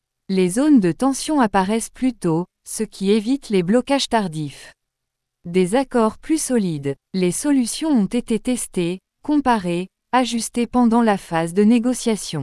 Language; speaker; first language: French; native; French